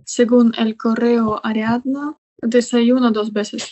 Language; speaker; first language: Spanish; non-native, learner; Russian